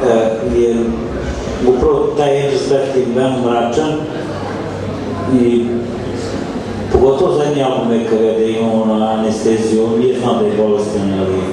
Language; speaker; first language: Serbian; native; Serbian